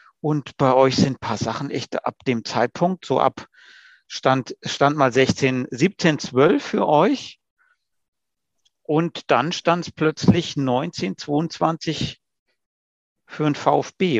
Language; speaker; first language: German; native; German